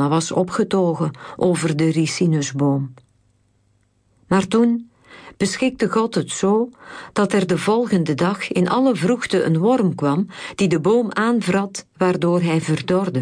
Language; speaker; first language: Dutch; native; Dutch